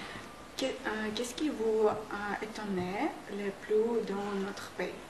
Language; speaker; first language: French; non-native, learner; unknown